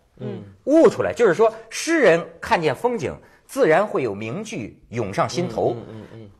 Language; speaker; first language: Chinese; native; Chinese